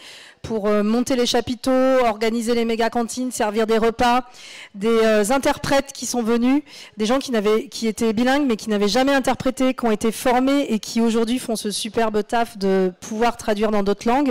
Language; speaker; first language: French; native; French